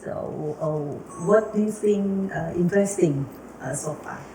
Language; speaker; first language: English; non-native, learner; Indonesian